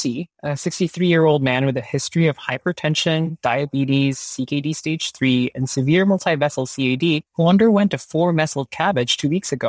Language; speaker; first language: English; non-native, local second language; Filipino